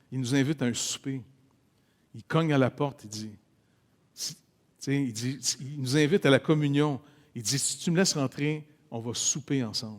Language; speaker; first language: French; native; French